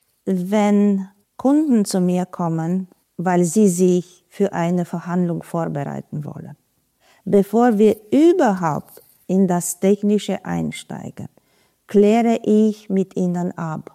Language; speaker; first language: German; non-native, fluent; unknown